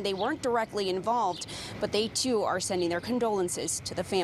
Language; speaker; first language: English; native; English